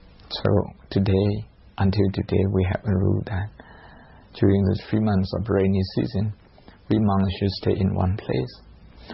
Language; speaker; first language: English; non-native, fluent; Shan